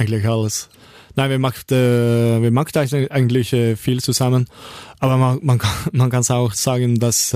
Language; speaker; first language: German; non-native, learner; Norwegian